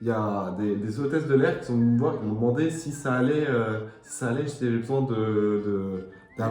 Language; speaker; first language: French; native; French